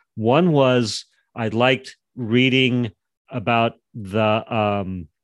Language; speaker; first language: English; native; English